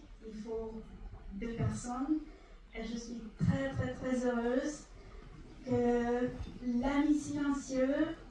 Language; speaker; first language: French; non-native, fluent; Hungarian